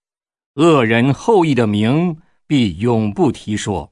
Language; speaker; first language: Chinese; native; Chinese